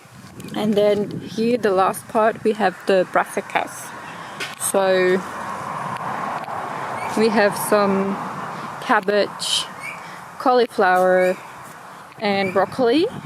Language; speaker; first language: English; non-native, fluent; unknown